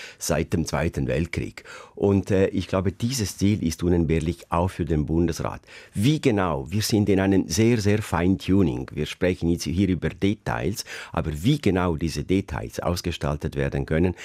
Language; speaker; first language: German; non-native, local second language; Italian